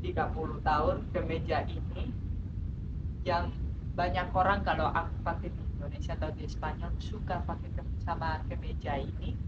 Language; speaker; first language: Indonesian; non-native, fluent; Spanish